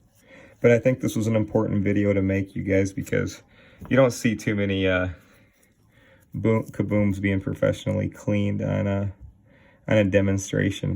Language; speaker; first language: English; native; English